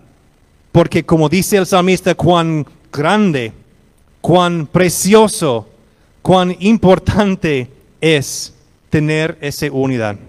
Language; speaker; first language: Spanish; non-native, fluent; English